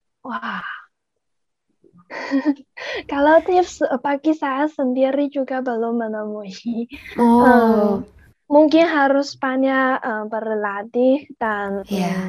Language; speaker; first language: Indonesian; non-native, learner; Chinese